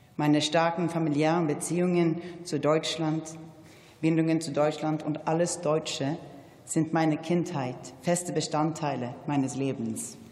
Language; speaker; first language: German; non-native, fluent; Swedish